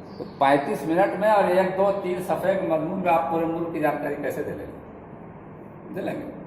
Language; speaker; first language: Urdu; native; Urdu